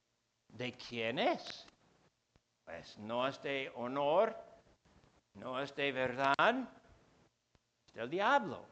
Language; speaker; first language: Spanish; non-native, fluent; English